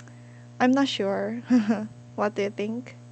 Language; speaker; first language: English; non-native, learner; Korean